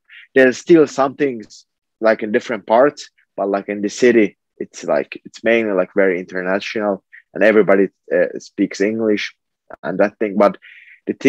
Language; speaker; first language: English; non-native, fluent; Finnish